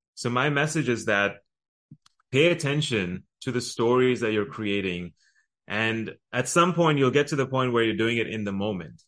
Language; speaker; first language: English; early bilingual, other home language; Arabic